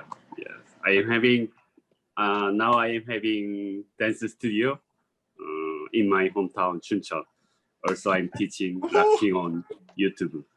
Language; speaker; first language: English; non-native, learner; Korean